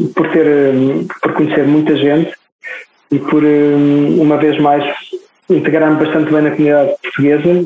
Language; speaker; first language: Portuguese; native; Portuguese